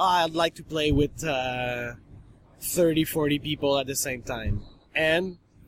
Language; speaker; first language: English; non-native, fluent; French